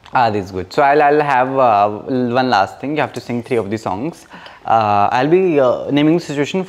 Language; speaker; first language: English; non-native, local second language; Haryanvi